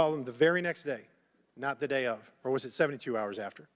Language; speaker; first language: English; native; English